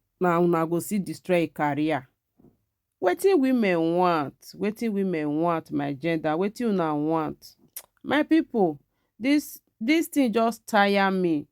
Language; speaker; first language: Nigerian Pidgin; native; Nigerian Pidgin